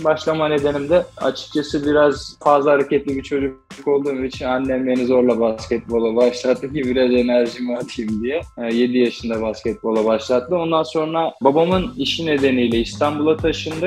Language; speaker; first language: Turkish; native; Turkish